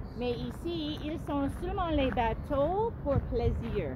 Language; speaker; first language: French; non-native, fluent; English